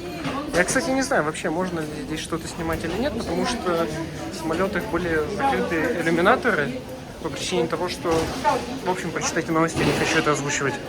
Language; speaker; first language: Russian; native; Russian